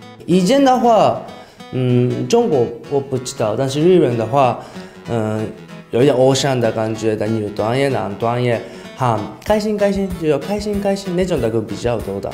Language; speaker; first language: Chinese; non-native, learner; Japanese